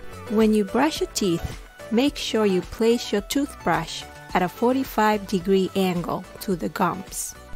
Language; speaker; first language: English; non-native, fluent; Japanese